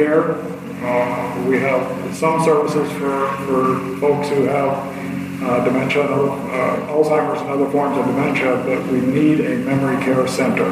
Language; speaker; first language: English; native; English